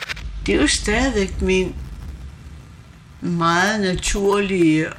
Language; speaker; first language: Danish; non-native, local second language; Kalaallisut